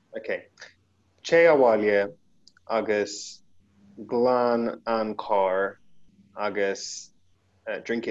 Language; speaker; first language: Irish; non-native, learner; English